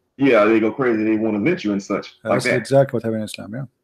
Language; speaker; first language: English; native; English